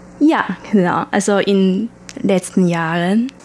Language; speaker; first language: German; non-native, learner; Chinese